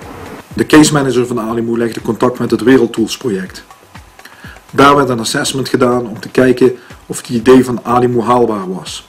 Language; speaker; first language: Dutch; native; Dutch